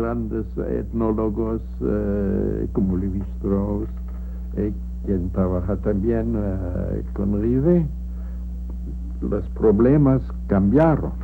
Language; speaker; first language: Spanish; non-native, fluent; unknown